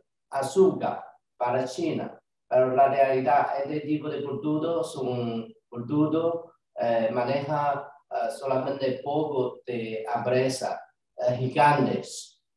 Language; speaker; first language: Spanish; non-native, learner; Chinese